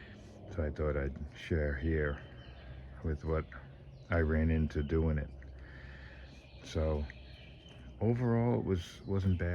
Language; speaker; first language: English; native; English